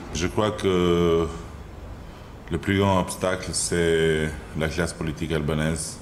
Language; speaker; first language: French; non-native, fluent; Albanian